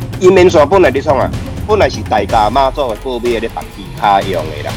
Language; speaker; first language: Chinese; native; Chinese